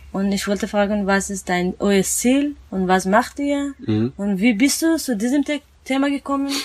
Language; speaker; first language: German; non-native, learner; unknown